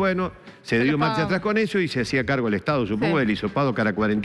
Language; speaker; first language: Spanish; native; Spanish